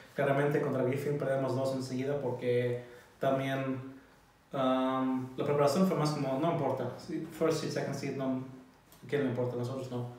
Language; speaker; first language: Spanish; non-native, fluent; German